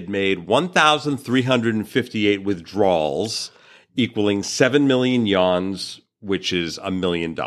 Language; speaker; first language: English; native; English